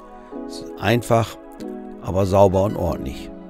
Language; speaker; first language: German; native; German